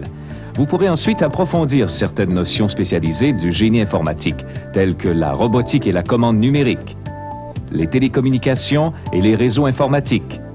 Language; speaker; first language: French; native; French